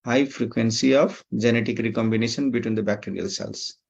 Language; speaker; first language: English; non-native, local second language; Nepali